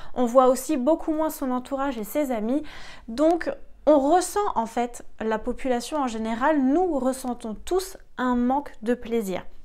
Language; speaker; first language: French; native; French